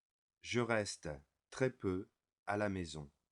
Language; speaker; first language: French; non-native, fluent; English